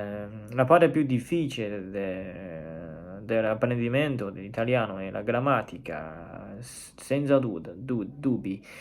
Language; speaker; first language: Italian; non-native, learner; Chinese